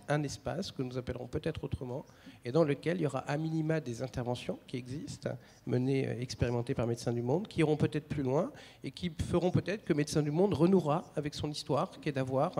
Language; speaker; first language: French; native; French